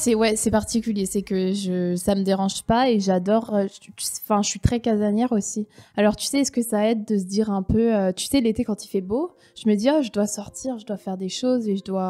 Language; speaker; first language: French; native; French